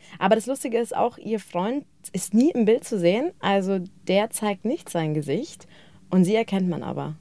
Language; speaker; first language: German; native; German